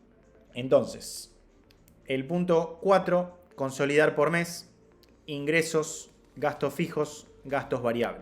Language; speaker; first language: Spanish; native; Spanish